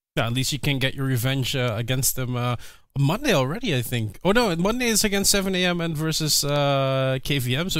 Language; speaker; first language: English; non-native, fluent; Dutch